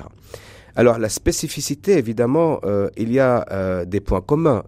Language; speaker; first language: French; non-native, local second language; Arabic